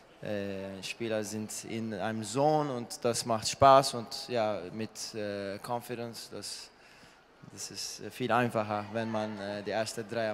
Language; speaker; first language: German; non-native, learner; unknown